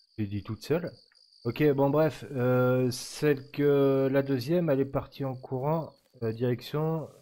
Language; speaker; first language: French; native; French